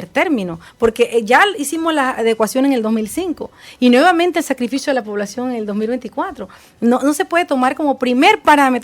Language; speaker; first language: Spanish; native; Spanish